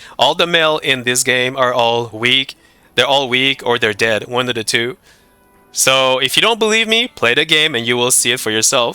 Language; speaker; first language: English; non-native, fluent; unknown